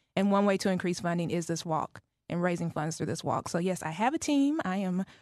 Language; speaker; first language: English; native; English